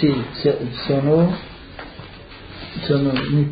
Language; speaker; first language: Italian; early bilingual, heritage; Portuguese